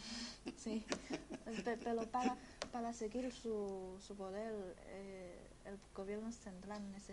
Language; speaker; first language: Spanish; non-native, fluent; Chinese